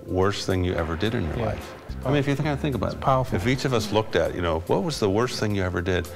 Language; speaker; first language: English; native; English